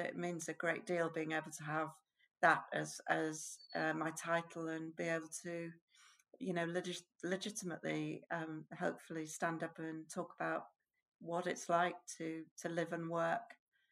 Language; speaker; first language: English; native; English